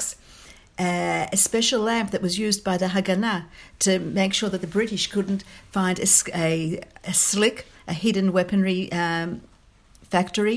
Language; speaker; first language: English; native; English